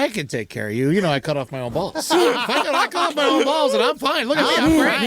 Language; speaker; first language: English; native; English